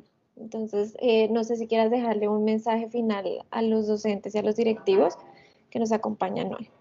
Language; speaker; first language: Spanish; native; Spanish